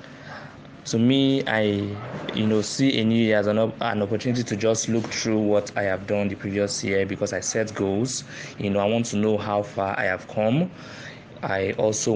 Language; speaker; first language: English; non-native, local second language; Igbo